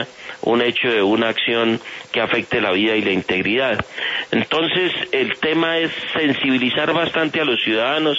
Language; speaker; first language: Spanish; native; Spanish